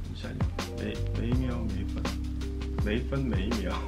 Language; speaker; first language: Chinese; non-native, learner; Korean